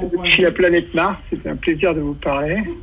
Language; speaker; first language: French; native; French